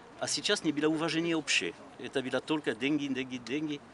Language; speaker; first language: Russian; non-native, learner; French